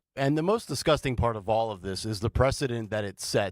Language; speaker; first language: English; native; English